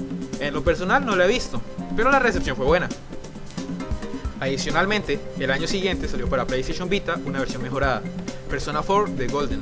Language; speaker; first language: Spanish; native; Spanish